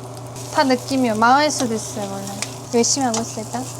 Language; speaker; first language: Korean; non-native, learner; Turkish